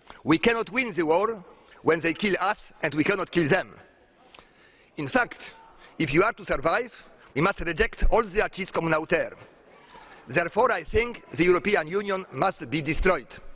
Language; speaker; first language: English; non-native, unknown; Polish